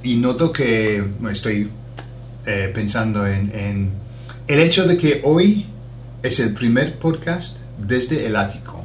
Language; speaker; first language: Spanish; non-native, fluent; English